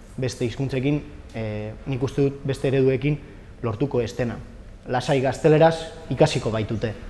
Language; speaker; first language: Basque; native; Basque